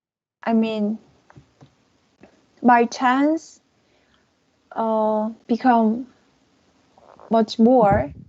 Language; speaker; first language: English; non-native, learner; Korean